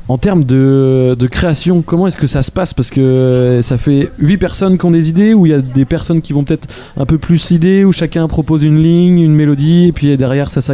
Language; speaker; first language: French; native; French